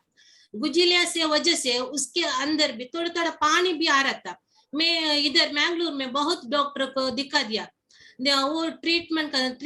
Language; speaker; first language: Hindi; non-native, local second language; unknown